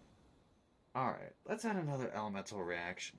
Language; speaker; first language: English; native; English